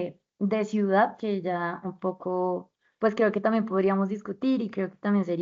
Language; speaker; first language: Spanish; native; Spanish